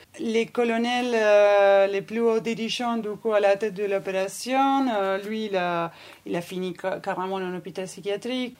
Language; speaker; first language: French; non-native, fluent; Spanish